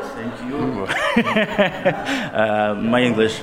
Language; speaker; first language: English; non-native, learner; Ukrainian